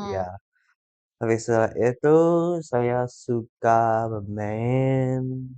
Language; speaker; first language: Indonesian; early bilingual, heritage; English